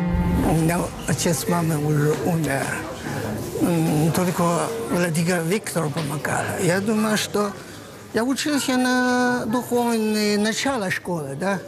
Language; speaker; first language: Russian; non-native, learner; Chinese